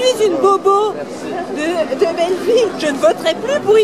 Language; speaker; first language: French; native; French